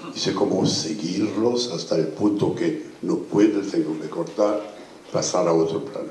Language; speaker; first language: Spanish; non-native, fluent; French